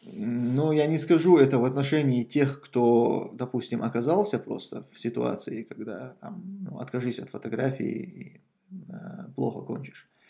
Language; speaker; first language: Russian; non-native, local second language; Chechen